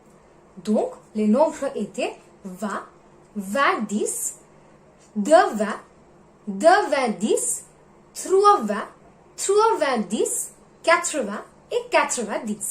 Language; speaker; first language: French; non-native, learner; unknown